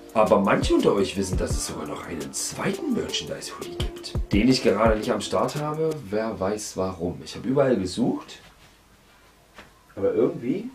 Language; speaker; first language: German; native; German